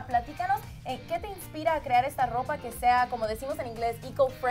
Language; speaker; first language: Spanish; native; Spanish